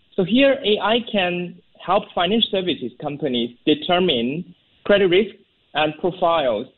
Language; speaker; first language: English; non-native, fluent; Chinese